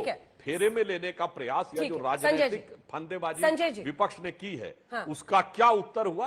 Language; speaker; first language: Hindi; native; Hindi